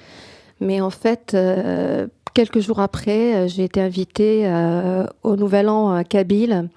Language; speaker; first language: French; non-native, local second language; Arabic